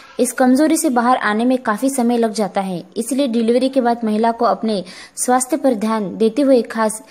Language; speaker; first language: Hindi; non-native, local second language; Marathi